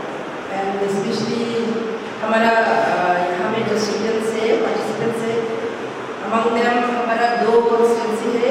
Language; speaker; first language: Hindi; non-native, local second language; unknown